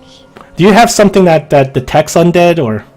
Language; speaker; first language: English; native; English